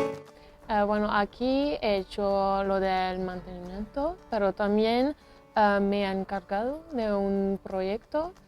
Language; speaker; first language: Spanish; non-native, fluent; French